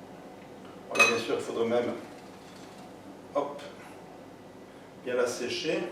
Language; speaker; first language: French; native; French